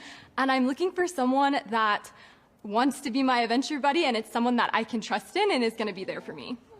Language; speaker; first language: English; native; English